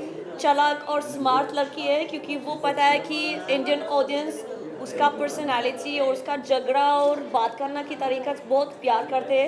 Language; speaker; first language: Hindi; non-native, learner; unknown